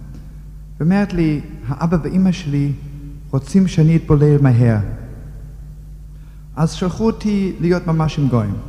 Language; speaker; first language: Hebrew; non-native, fluent; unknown